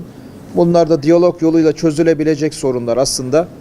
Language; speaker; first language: Turkish; native; Turkish